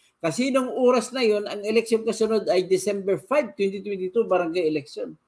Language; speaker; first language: Filipino; non-native, local second language; Cebuano